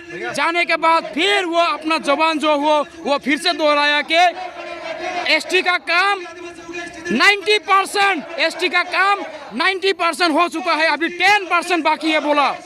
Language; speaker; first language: Hindi; non-native, local second language; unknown